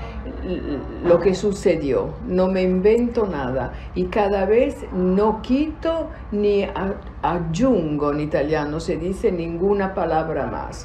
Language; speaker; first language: Spanish; non-native, fluent; Italian